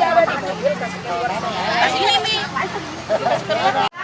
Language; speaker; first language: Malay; non-native, local second language; Buginese